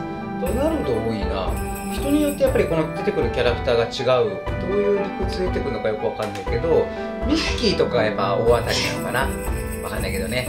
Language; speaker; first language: Japanese; native; Japanese